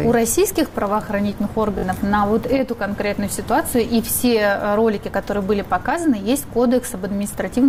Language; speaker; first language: Russian; native; Russian